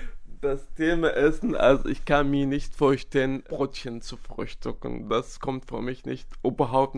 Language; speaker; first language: German; non-native, fluent; Arabic